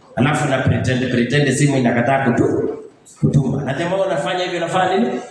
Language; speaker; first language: Swahili; non-native, local second language; Luyia